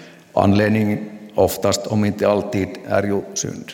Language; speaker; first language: Swedish; non-native, local second language; Finnish